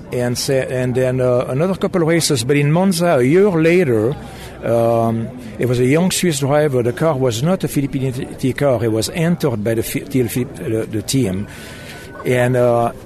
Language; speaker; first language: English; non-native, fluent; German